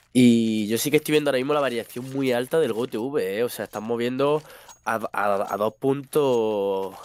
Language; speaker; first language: Spanish; native; Spanish